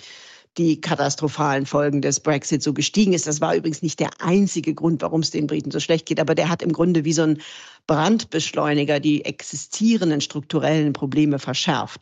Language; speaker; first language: German; native; German